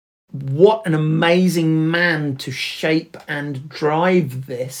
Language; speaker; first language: English; native; English